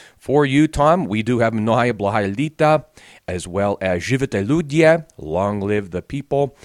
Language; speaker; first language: English; native; English